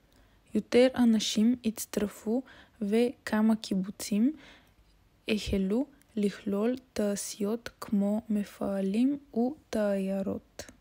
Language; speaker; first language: Hebrew; non-native, learner; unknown